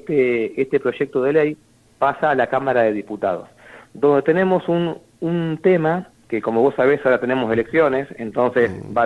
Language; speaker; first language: Spanish; native; Spanish